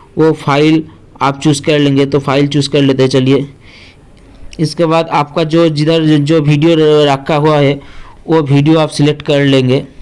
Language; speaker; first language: Hindi; non-native, local second language; Bangla